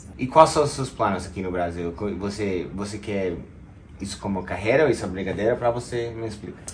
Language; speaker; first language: Portuguese; non-native, fluent; English